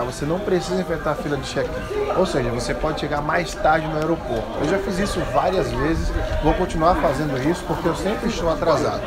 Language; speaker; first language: Portuguese; native; Portuguese